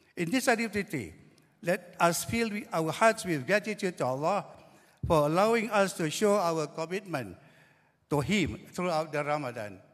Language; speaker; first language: English; non-native, local second language; Malay